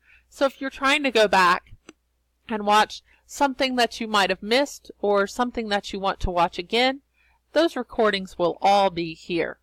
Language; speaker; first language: English; native; English